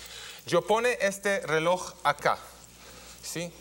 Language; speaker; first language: Spanish; non-native, learner; Hebrew